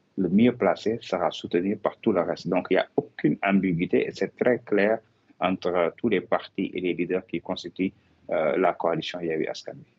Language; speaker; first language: French; non-native, local second language; Wolof